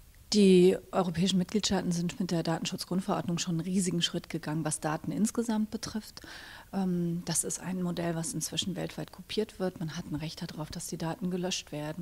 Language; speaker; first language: German; native; German